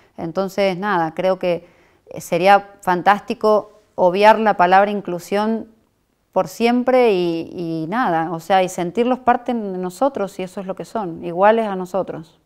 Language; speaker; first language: Spanish; native; Spanish